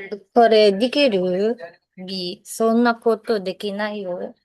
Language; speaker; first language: Japanese; non-native, learner; Filipino